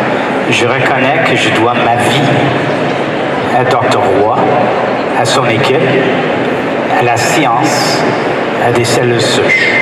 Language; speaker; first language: French; non-native, fluent; English